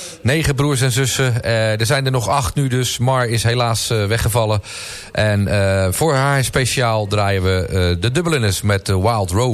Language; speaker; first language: Dutch; native; Dutch